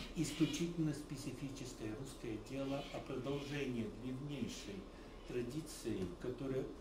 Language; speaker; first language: Russian; early bilingual, heritage; Russian